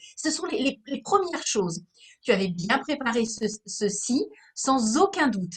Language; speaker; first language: French; native; French